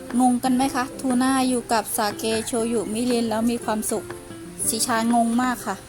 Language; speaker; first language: Thai; native; Thai